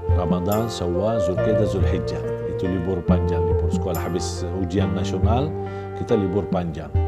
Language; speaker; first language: Indonesian; non-native, fluent; Arabic